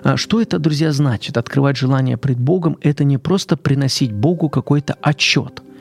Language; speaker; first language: Russian; native; Russian